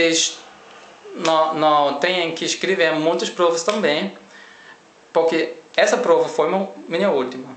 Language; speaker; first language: Portuguese; non-native, learner; German